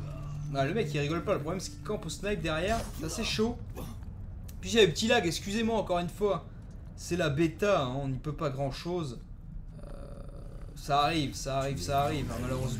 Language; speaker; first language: French; native; French